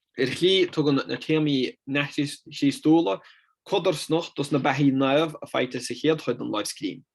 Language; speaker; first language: Irish; non-native, fluent; Italian